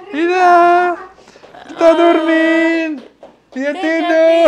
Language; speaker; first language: Indonesian; non-native, learner; Catalan